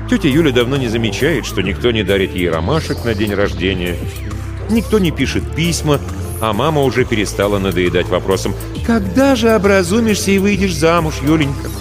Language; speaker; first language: Russian; native; Russian